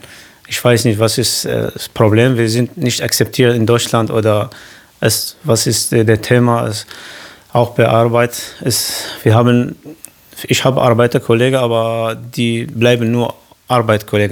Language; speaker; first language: German; non-native, learner; Arabic